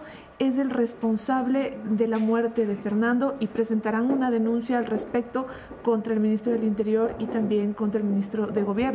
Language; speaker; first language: Spanish; native; Spanish